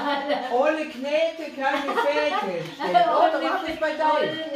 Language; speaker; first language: German; native; German